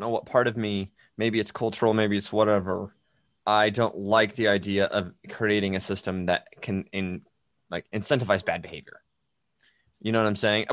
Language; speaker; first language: English; native; English